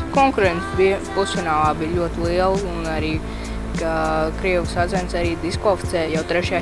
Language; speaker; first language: Latvian; native; Latvian